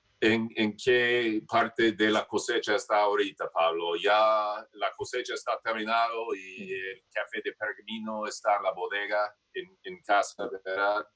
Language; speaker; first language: Spanish; non-native, learner; English